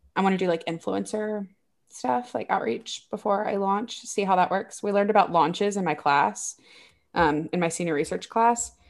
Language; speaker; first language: English; native; English